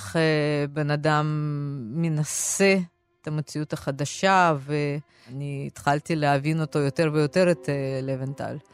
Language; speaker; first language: Hebrew; non-native, fluent; Russian